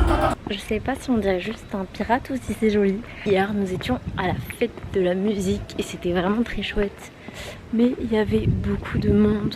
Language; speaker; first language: French; native; French